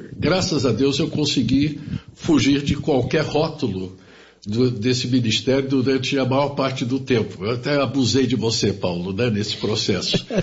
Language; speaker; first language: Portuguese; early bilingual, other home language; German